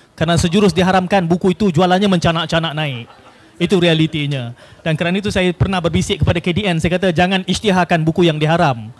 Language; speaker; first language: Malay; native; Malay